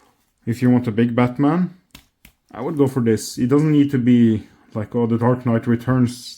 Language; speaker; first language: English; non-native, fluent; Norwegian